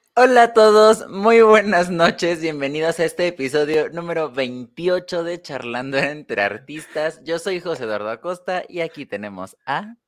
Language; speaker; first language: Spanish; native; Spanish